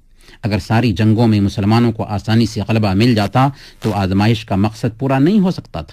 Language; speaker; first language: Urdu; native; Urdu